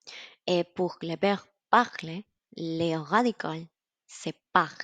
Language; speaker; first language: French; non-native, learner; Spanish